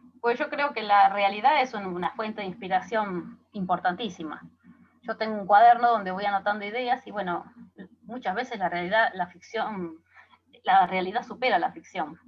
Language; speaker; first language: Spanish; native; Spanish